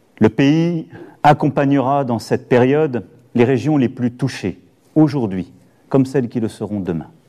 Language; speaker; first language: French; native; French